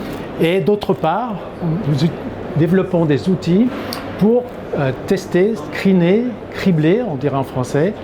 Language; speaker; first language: French; native; French